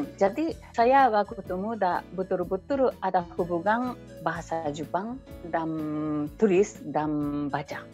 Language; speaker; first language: Indonesian; non-native, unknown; Japanese